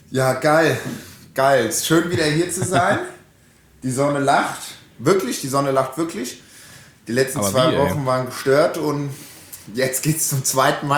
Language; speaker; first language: German; native; German